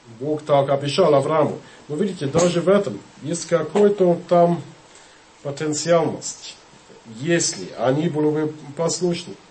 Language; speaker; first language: Russian; non-native, fluent; English